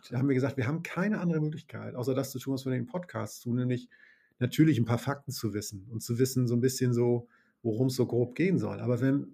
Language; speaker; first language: German; native; German